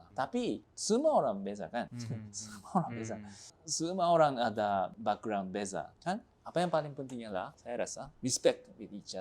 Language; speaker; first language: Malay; non-native, fluent; Japanese